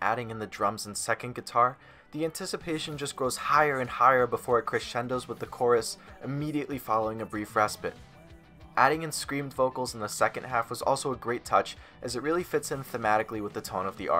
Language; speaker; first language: English; native; English